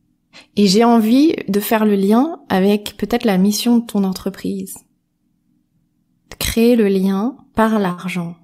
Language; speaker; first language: French; native; French